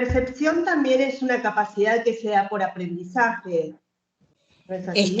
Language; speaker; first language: Spanish; native; Spanish